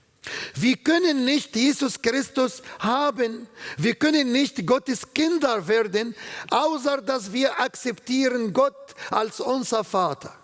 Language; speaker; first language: German; non-native, learner; Arabic